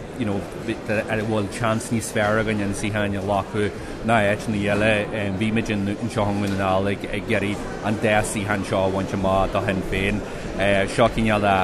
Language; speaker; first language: Irish; native; Irish